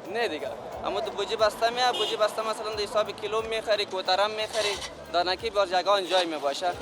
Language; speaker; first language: Persian; native; Persian